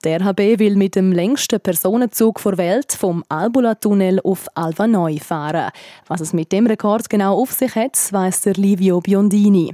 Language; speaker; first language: German; native; German